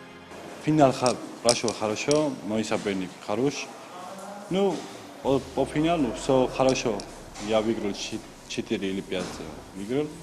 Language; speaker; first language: Russian; non-native, learner; Georgian